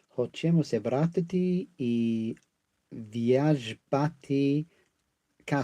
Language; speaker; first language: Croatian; non-native, learner; English